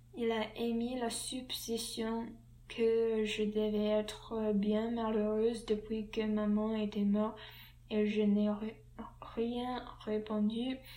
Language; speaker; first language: French; non-native, learner; English